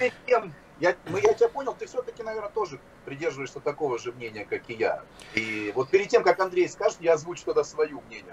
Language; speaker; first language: Russian; native; Russian